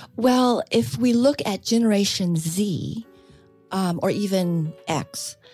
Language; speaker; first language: English; native; English